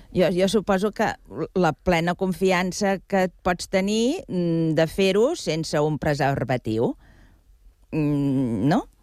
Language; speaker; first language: Catalan; non-native, local second language; Spanish